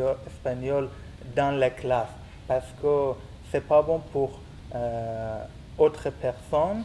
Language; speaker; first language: French; non-native, learner; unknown